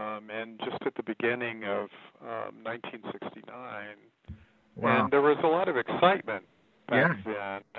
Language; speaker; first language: English; native; English